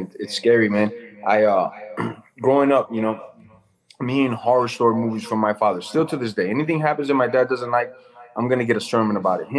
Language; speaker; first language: English; native; English